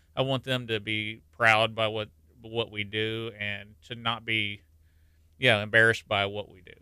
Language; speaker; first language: English; native; English